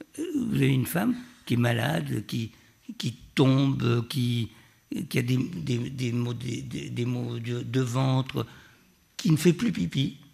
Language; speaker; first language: French; native; French